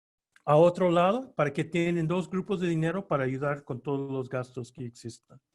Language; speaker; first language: Spanish; early bilingual, heritage; Spanish